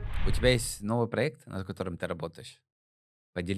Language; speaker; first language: Russian; native; Russian